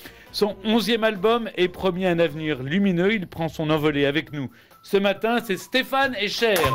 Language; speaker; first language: French; native; French